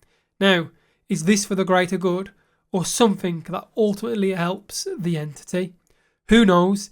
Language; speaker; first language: English; native; English